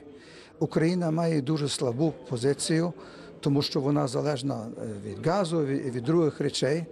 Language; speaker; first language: Ukrainian; early bilingual, heritage; Ukrainian